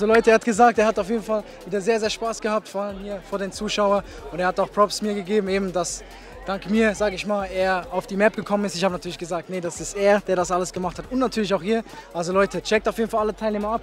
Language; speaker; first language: German; native; German